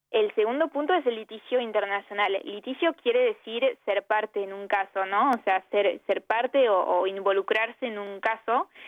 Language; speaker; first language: Spanish; early bilingual, heritage; Spanish